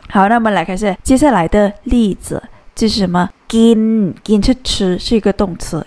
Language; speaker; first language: Chinese; non-native, fluent; Thai